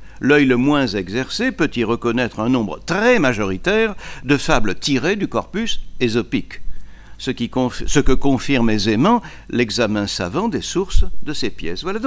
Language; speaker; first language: French; native; French